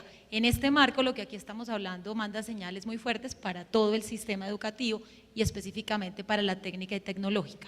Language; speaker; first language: Spanish; native; Spanish